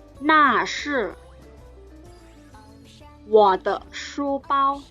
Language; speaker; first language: Chinese; non-native, fluent; Thai